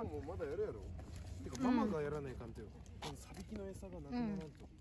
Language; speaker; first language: Japanese; native; Japanese